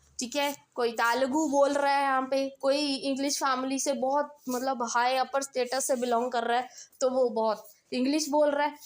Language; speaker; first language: Hindi; non-native, local second language; Punjabi